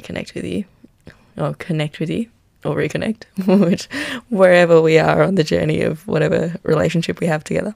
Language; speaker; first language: English; non-native, local second language; Filipino